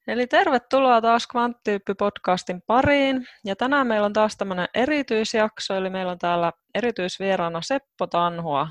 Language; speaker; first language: Finnish; native; Finnish